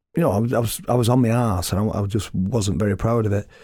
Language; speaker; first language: English; native; English